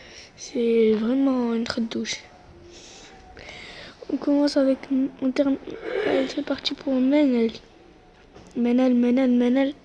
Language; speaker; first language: French; non-native, local second language; Arabic